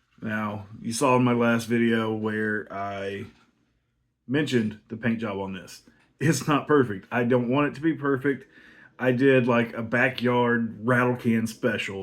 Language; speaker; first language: English; native; English